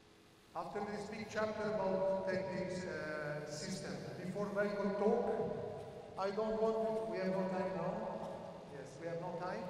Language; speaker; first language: English; non-native, learner; Italian